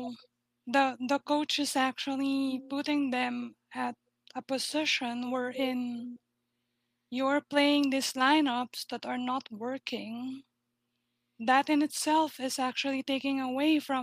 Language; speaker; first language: English; non-native, local second language; Filipino